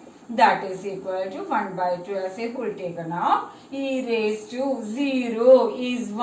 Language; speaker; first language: English; non-native, local second language; Malayalam